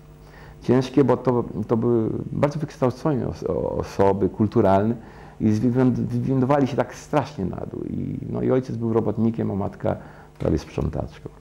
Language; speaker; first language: Polish; early bilingual, heritage; Polish